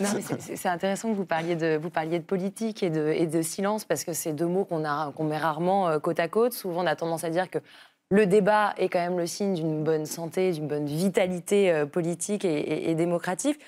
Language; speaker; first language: French; native; French